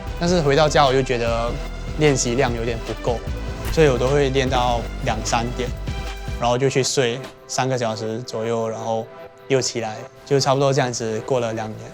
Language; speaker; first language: Chinese; native; Chinese